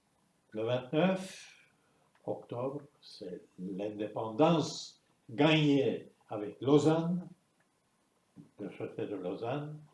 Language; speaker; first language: French; non-native, fluent; Turkish